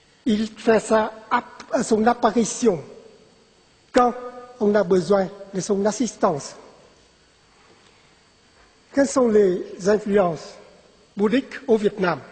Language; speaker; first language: French; non-native, fluent; Vietnamese